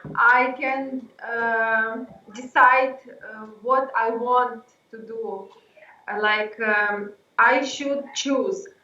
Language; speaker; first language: English; non-native, learner; Ukrainian